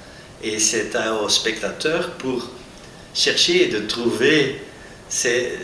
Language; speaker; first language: French; non-native, local second language; Dutch